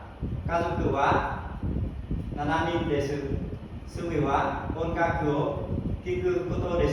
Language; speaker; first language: Japanese; non-native, learner; Vietnamese